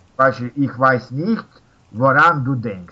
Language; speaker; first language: German; non-native, learner; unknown